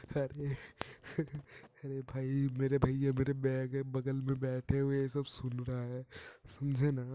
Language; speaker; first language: Hindi; non-native, local second language; Bangla